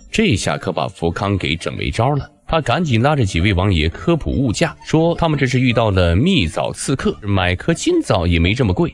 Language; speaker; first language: Chinese; native; Chinese